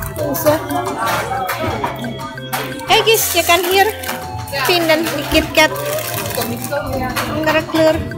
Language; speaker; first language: Dutch; non-native, local second language; Indonesian